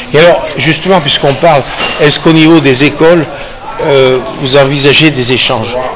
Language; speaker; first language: French; native; French